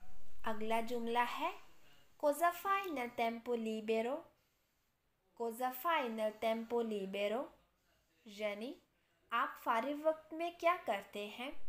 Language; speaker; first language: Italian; non-native, fluent; Urdu